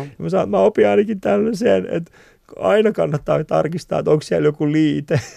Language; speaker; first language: Finnish; early bilingual, other home language; Persian